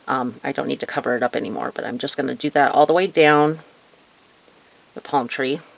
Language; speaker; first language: English; native; English